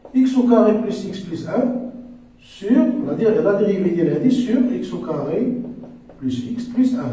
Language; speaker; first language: French; non-native, local second language; Arabic